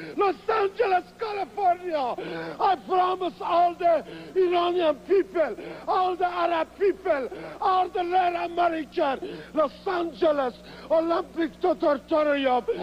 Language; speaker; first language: English; non-native, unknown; Persian